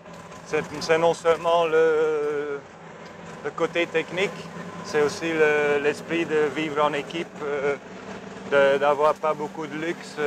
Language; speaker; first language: French; non-native, local second language; Dutch